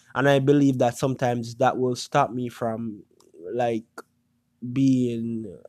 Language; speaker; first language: English; non-native, local second language; Jamaican Creole English